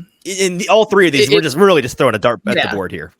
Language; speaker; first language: English; native; English